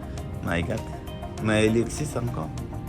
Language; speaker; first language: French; non-native, learner; Spanish